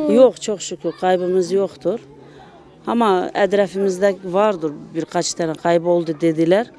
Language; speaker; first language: Turkish; early bilingual, heritage; Turkish